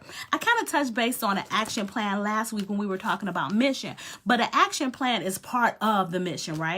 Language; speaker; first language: English; native; English